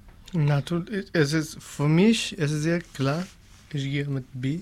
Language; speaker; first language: German; non-native, learner; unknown